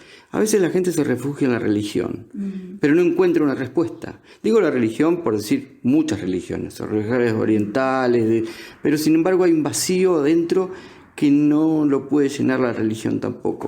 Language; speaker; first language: Spanish; native; Spanish